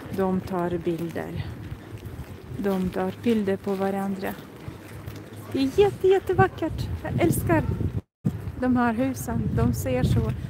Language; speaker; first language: Swedish; non-native, fluent; Russian